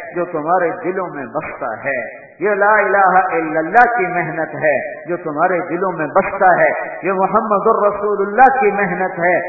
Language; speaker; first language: Urdu; non-native, local second language; Punjabi